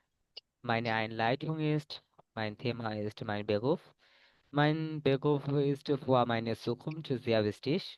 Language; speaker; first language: German; non-native, learner; Bangla